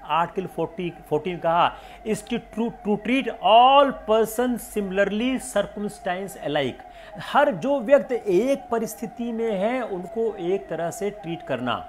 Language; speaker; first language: Hindi; native; Hindi